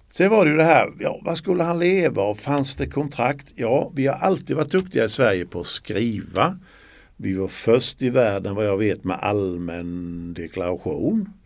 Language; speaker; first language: Swedish; native; Swedish